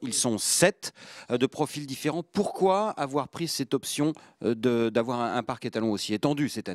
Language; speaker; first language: French; native; French